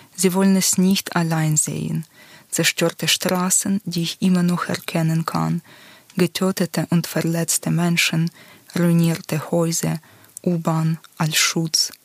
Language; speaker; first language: German; non-native, fluent; Ukrainian